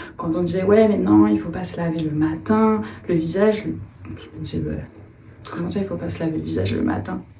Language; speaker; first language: French; native; French